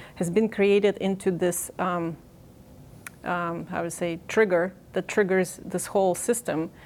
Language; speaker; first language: English; non-native, fluent; Ukrainian